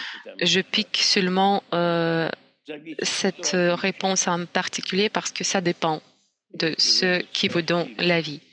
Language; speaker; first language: French; non-native, fluent; Russian